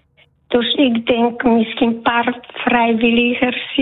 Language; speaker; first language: Dutch; non-native, learner; Polish